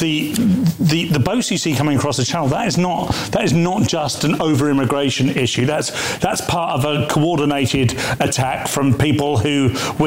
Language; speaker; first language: English; native; English